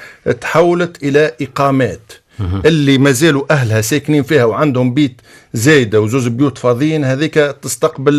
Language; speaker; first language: Arabic; native; Arabic